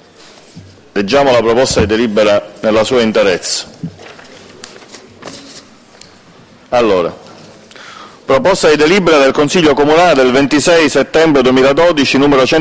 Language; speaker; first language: Italian; native; Italian